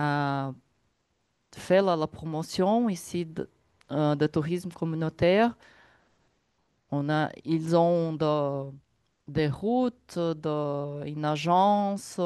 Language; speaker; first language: French; non-native, learner; Portuguese